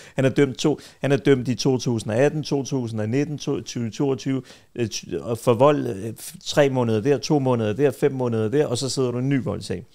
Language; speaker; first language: Danish; early bilingual, other home language; Kurdish